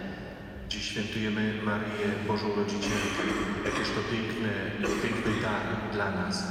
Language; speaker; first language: Polish; native; Polish